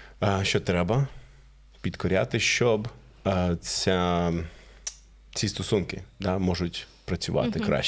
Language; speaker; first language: Ukrainian; non-native, fluent; English